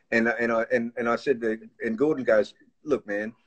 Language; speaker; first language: English; native; English